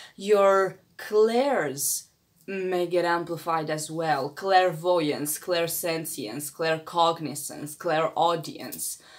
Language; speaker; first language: English; non-native, fluent; Romanian